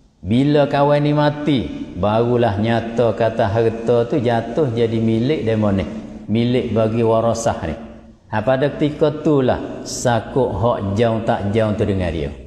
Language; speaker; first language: Malay; native; Malay